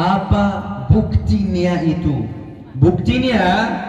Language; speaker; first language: Indonesian; non-native, fluent; Arabic